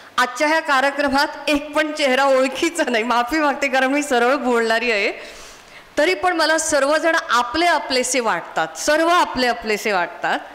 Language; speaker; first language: Marathi; non-native, local second language; Konkani